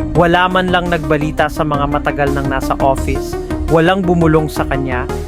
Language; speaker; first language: Filipino; native; Filipino